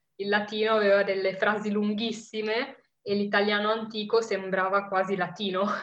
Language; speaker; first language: Italian; native; Italian